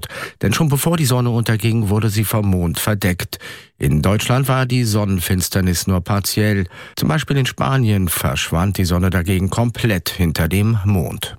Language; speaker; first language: German; native; German